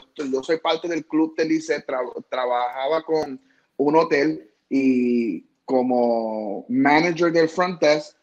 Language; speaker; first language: Spanish; early bilingual, heritage; Spanish